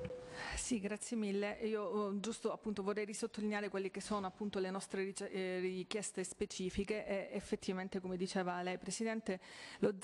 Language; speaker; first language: Italian; native; Italian